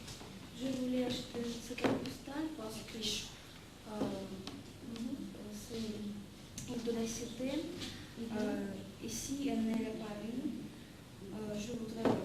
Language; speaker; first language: French; non-native, learner; Russian